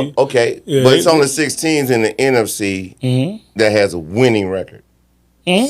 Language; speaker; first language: English; native; English